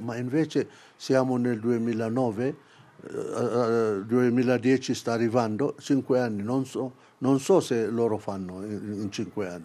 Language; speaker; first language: Italian; non-native, fluent; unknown